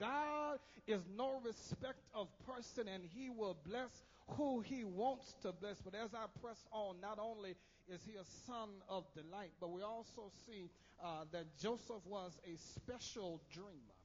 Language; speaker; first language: English; native; English